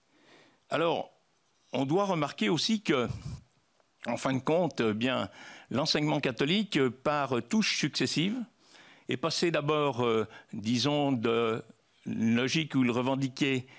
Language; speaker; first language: French; native; French